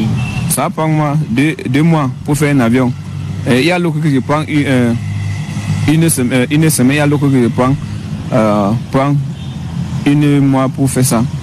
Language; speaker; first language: French; non-native, learner; English